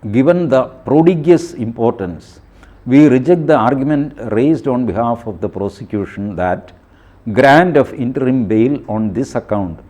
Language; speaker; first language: English; non-native, local second language; Malayalam